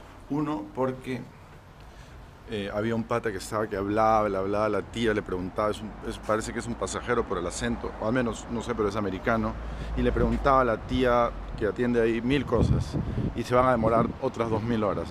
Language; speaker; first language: Spanish; native; Spanish